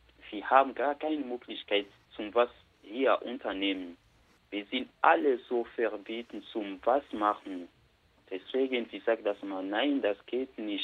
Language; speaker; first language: German; non-native, learner; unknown